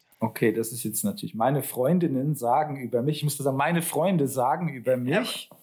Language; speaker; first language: German; early bilingual, other home language; Polish